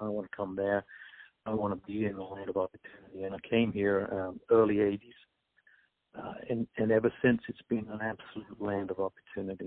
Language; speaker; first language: English; native; English